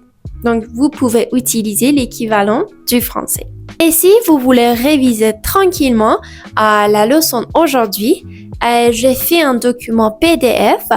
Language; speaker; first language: French; non-native, fluent; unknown